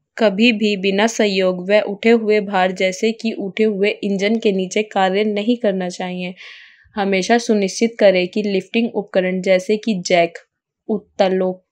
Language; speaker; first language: Hindi; native; Hindi